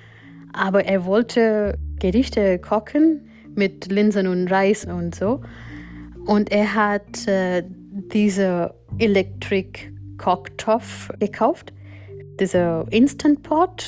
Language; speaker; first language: German; non-native, learner; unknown